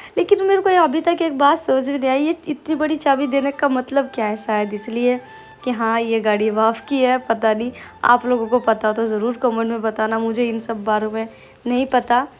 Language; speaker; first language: Hindi; non-native, local second language; Bangla